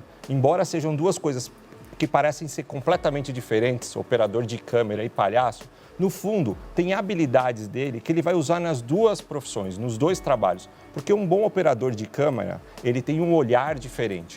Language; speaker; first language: Portuguese; native; Portuguese